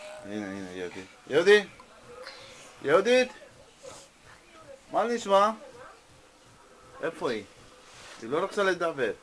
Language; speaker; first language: Hebrew; non-native, fluent; Spanish